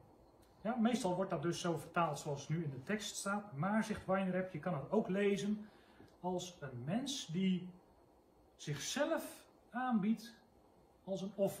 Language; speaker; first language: Dutch; native; Dutch